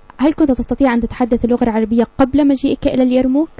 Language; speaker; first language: Arabic; native; Arabic